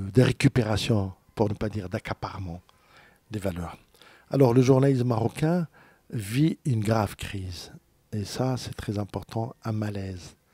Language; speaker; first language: French; non-native, local second language; Arabic